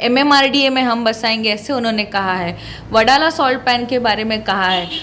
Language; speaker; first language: Hindi; non-native, local second language; Marathi